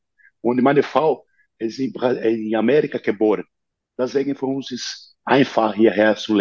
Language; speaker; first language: German; non-native, learner; Portuguese